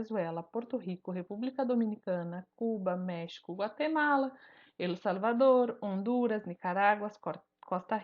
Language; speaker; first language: Spanish; non-native, fluent; Portuguese